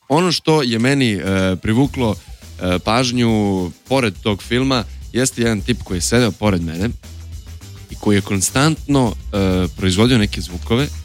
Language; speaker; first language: Serbian; native; Serbian